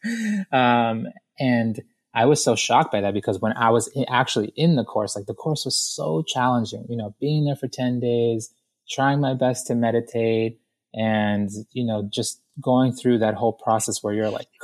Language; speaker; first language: English; native; English